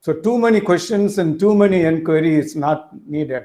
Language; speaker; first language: English; non-native, local second language; Tamil